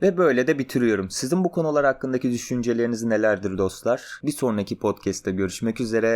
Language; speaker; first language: Turkish; native; Turkish